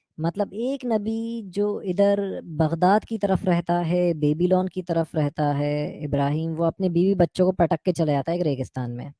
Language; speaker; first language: Urdu; native; Urdu